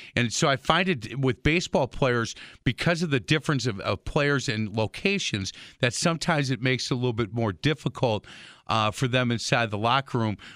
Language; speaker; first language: English; native; English